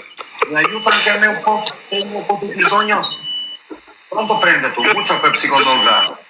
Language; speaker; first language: Italian; non-native, learner; Albanian